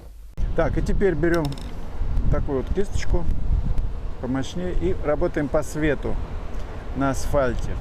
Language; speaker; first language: Russian; native; Russian